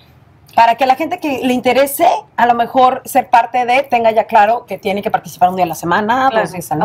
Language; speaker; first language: Spanish; native; Spanish